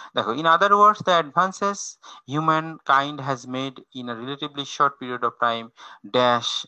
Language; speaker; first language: English; non-native, local second language; Bangla